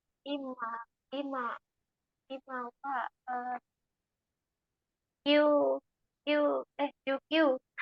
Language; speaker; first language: Japanese; non-native, learner; Indonesian